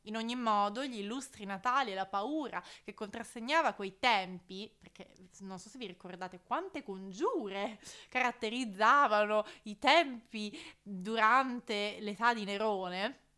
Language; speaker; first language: Italian; native; Italian